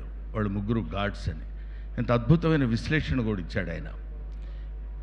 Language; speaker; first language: Telugu; native; Telugu